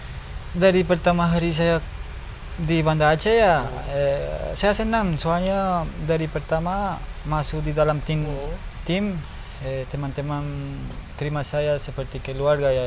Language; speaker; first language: Indonesian; non-native, learner; Spanish